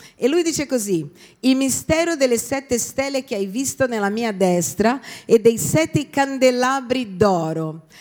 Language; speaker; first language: Italian; non-native, fluent; Portuguese